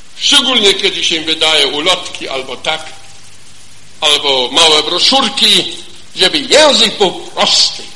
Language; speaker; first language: Polish; non-native, fluent; German